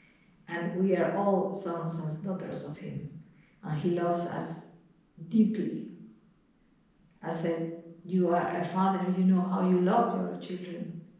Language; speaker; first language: English; non-native, fluent; Spanish